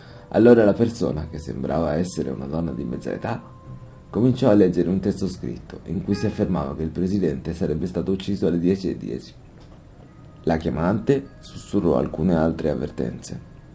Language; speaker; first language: Italian; native; Italian